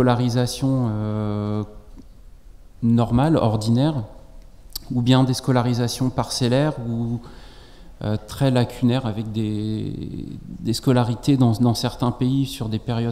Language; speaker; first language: French; native; French